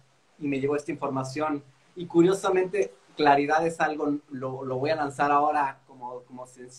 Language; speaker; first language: Spanish; native; Spanish